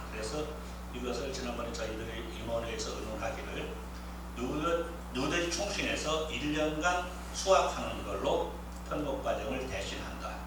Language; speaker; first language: Korean; native; Korean